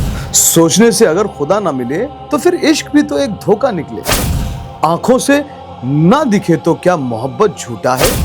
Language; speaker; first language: Hindi; native; Hindi